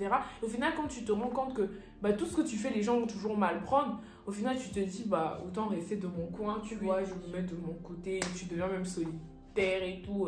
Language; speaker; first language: French; native; French